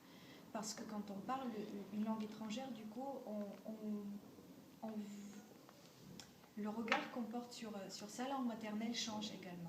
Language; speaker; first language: French; non-native, fluent; Bulgarian